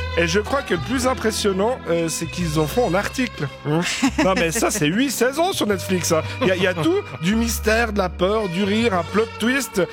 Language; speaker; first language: French; native; French